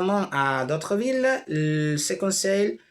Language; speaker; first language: French; non-native, learner; Spanish